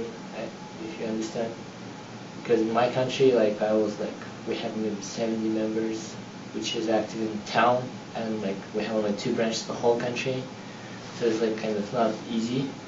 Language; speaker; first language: English; non-native, learner; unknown